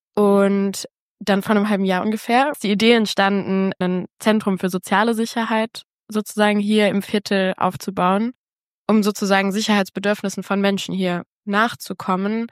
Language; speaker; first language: German; native; German